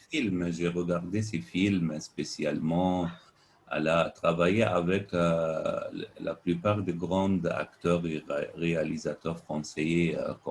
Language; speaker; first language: French; non-native, fluent; Arabic